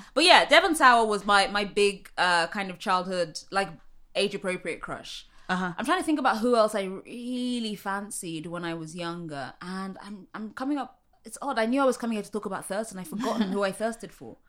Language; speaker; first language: English; native; English